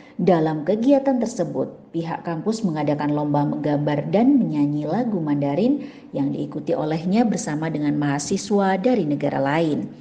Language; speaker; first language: Indonesian; native; Indonesian